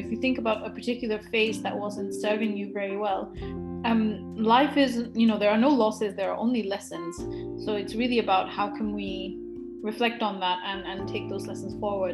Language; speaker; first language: English; native; English